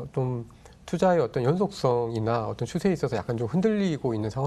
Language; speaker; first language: Korean; native; Korean